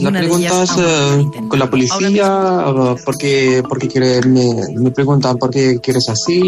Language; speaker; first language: Spanish; non-native, learner; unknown